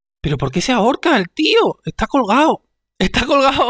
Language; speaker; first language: Spanish; native; Spanish